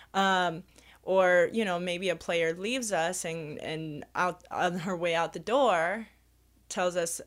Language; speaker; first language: English; early bilingual, other home language; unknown